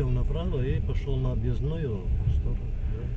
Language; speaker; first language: Russian; native; Russian